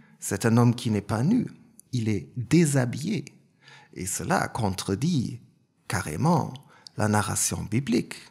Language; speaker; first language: French; non-native, fluent; German